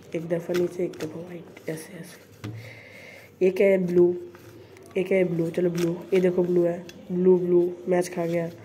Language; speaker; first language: Hindi; non-native, local second language; Bangla